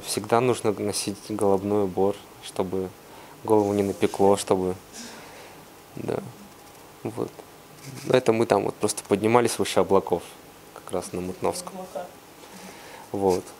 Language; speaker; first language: Russian; native; Russian